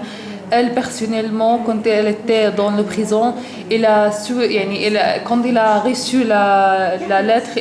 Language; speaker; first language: French; non-native, learner; Arabic